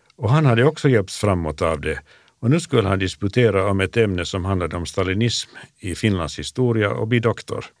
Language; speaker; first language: Swedish; native; Swedish